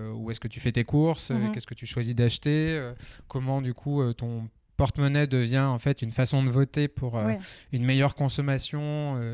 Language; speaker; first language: French; native; French